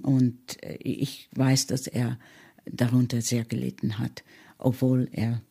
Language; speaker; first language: German; early bilingual, heritage; German